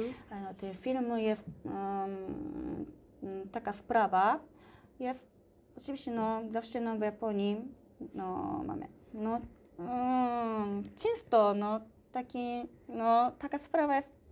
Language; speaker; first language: Polish; non-native, learner; Japanese